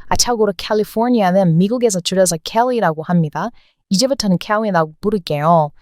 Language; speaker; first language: Korean; non-native, fluent; English